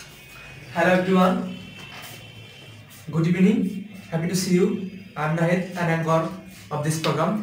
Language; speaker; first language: English; non-native, learner; Bangla